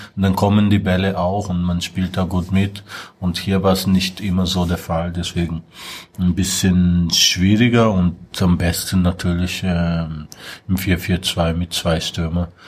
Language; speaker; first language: German; non-native, fluent; Portuguese